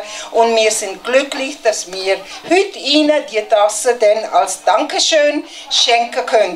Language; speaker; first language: German; non-native, fluent; Tibetan